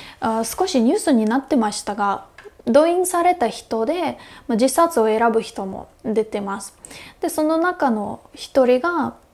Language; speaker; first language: Japanese; non-native, fluent; Russian